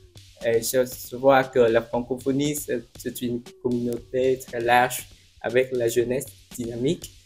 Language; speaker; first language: French; non-native, fluent; Vietnamese